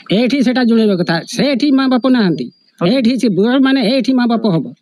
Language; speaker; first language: Odia; non-native, local second language; Santali